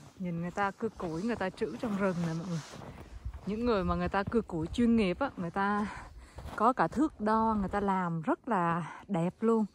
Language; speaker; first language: Vietnamese; native; Vietnamese